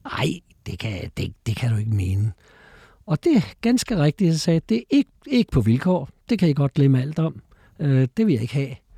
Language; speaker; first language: Danish; native; Danish